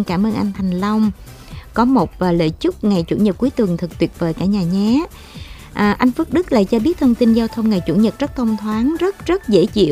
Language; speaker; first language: Vietnamese; native; Vietnamese